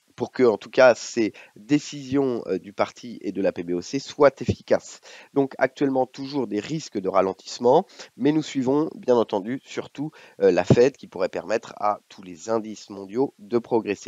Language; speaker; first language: French; native; French